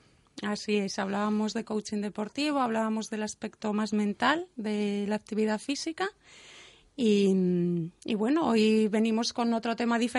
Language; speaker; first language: Spanish; native; Spanish